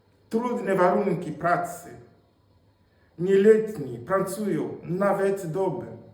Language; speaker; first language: Polish; non-native, fluent; Swahili